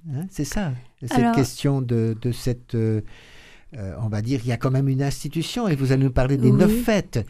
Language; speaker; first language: French; native; French